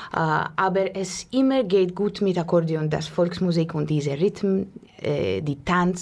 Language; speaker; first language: German; non-native, learner; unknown